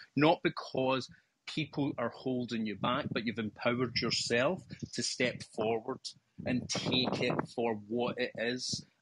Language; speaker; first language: English; native; English